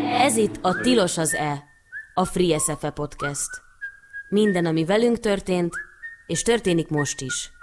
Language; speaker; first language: Hungarian; native; Hungarian